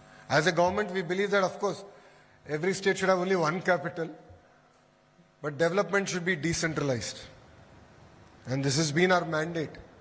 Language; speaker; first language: English; non-native, local second language; Telugu